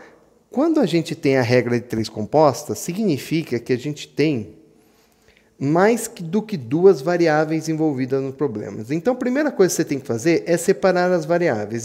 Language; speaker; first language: Portuguese; native; Portuguese